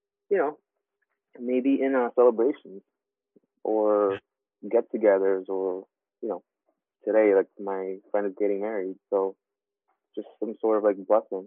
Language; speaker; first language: English; native; English